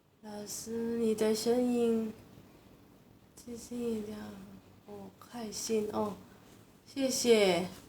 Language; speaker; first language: Chinese; non-native, fluent; Indonesian